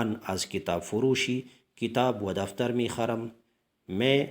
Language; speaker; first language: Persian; non-native, fluent; Urdu